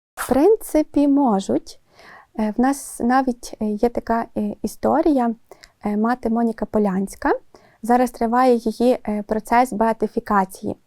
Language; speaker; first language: Ukrainian; native; Ukrainian